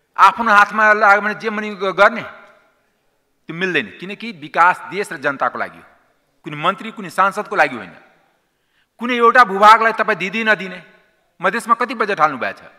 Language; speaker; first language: Nepali; non-native, local second language; Maithili